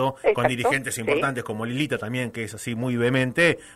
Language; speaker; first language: Spanish; native; Spanish